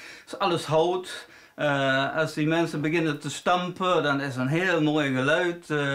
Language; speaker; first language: Dutch; non-native, fluent; English